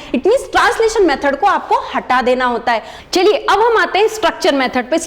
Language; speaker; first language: Hindi; native; Hindi